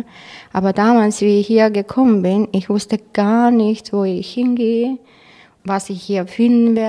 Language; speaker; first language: German; non-native, fluent; Croatian